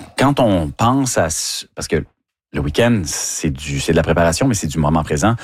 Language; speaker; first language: French; native; French